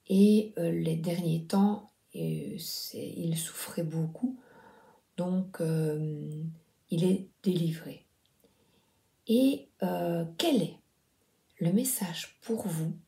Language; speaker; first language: French; native; French